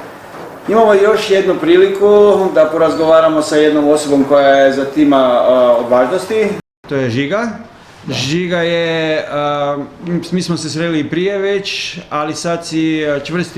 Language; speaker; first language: Croatian; native; Croatian